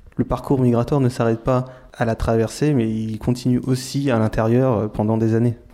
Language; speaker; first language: French; native; French